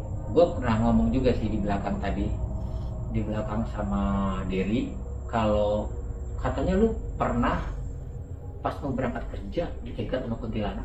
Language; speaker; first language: Indonesian; native; Indonesian